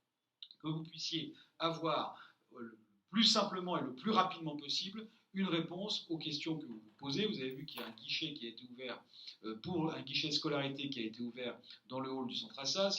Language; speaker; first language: French; native; French